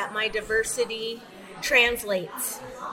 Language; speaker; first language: English; native; English